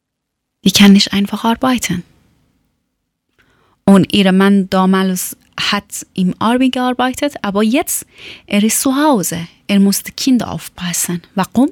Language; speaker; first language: German; non-native, learner; Persian